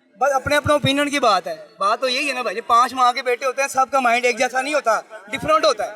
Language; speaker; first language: Urdu; non-native, local second language; Punjabi